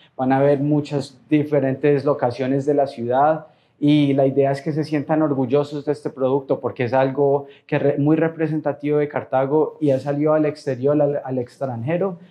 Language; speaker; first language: Spanish; early bilingual, heritage; Spanish